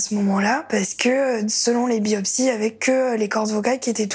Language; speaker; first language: French; native; French